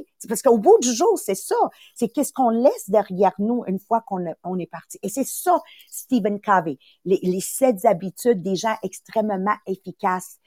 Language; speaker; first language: French; early bilingual, other home language; Italian